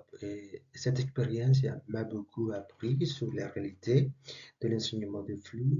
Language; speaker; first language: French; non-native, learner; Spanish